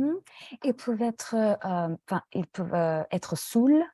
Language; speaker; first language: French; non-native, fluent; English